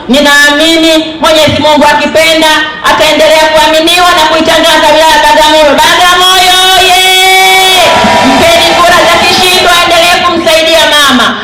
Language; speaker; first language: Swahili; native; Swahili